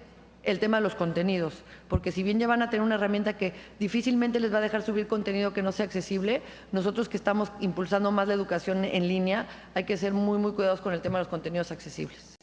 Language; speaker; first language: Spanish; native; Spanish